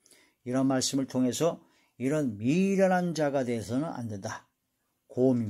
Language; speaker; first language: Korean; native; Korean